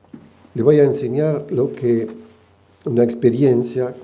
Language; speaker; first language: Spanish; non-native, fluent; French